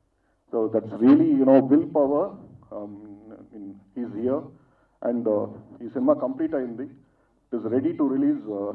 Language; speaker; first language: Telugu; non-native, fluent; Tamil